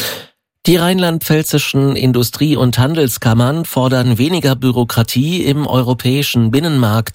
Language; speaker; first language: German; native; German